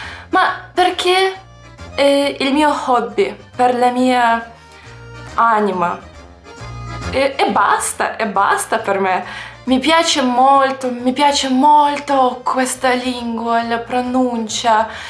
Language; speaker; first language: Italian; non-native, learner; Russian